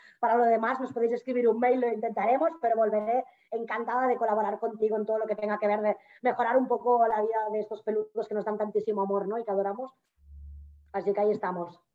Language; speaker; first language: Spanish; native; Spanish